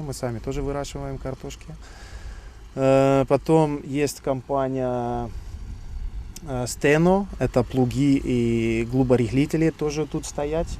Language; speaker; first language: Russian; non-native, fluent; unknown